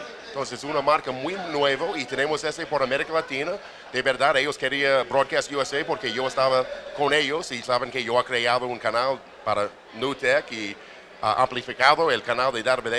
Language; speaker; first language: Spanish; non-native, fluent; English